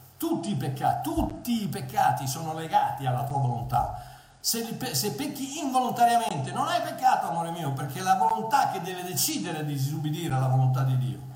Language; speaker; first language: Italian; early bilingual, heritage; Italian